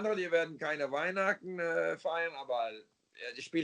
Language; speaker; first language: German; non-native, fluent; English